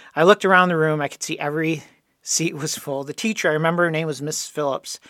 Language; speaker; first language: English; native; English